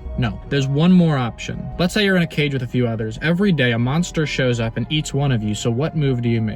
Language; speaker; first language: English; native; English